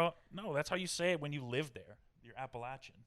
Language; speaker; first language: English; native; English